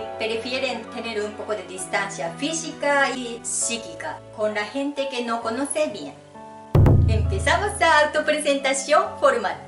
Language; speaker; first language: Spanish; non-native, fluent; Japanese